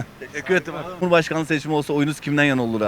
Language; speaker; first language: Turkish; native; Turkish